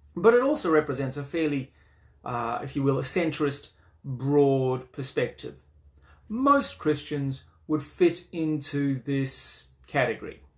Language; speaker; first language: English; native; English